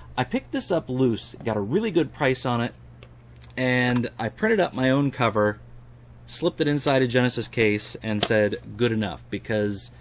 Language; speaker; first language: English; native; English